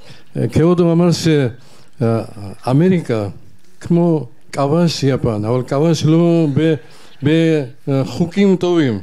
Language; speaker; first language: Hebrew; non-native, learner; Georgian